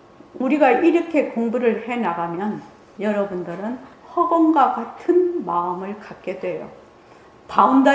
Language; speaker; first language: Korean; native; Korean